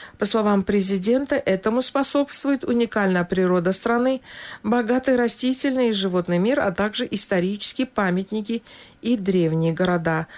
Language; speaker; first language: Russian; non-native, local second language; Tajik